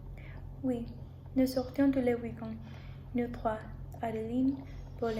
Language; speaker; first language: French; non-native, learner; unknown